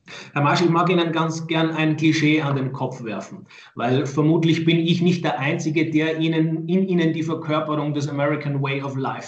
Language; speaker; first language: German; native; German